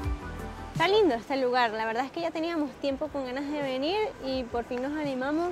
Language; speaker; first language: Spanish; native; Spanish